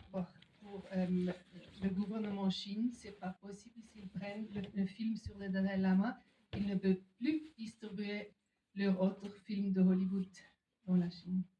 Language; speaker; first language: French; non-native, fluent; German